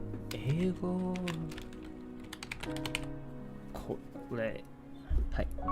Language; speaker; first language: Japanese; non-native, learner; English